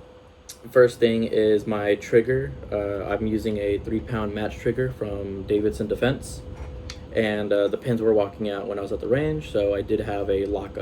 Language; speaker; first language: English; native; English